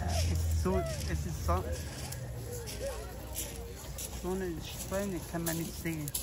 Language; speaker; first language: German; early bilingual, other home language; Turkish